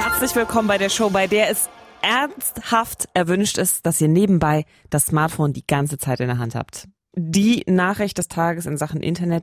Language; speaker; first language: German; native; German